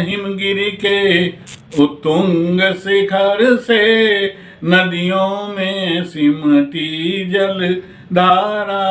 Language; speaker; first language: Hindi; native; Hindi